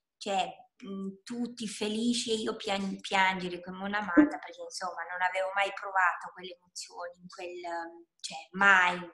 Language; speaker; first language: Italian; non-native, fluent; Romanian